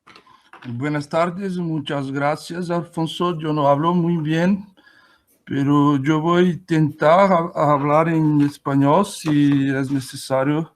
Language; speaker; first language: Spanish; non-native, learner; Portuguese